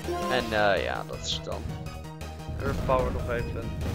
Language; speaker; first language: Dutch; native; Dutch